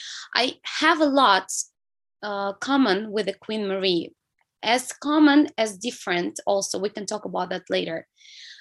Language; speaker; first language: English; non-native, fluent; Russian